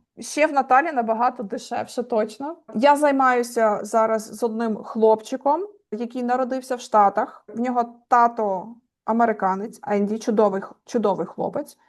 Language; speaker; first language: Ukrainian; native; Ukrainian